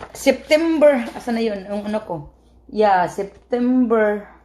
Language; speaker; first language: Filipino; non-native, local second language; Cebuano